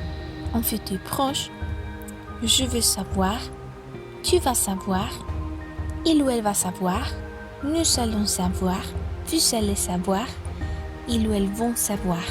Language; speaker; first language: French; non-native, fluent; Spanish